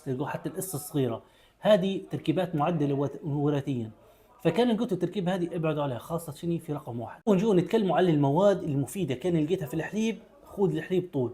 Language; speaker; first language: Arabic; native; Arabic